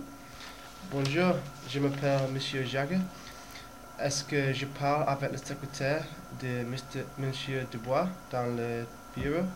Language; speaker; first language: French; non-native, learner; English